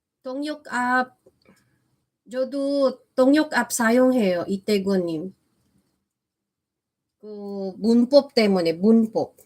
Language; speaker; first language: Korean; non-native, fluent; Filipino